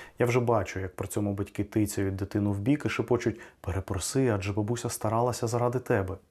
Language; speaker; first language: Ukrainian; native; Ukrainian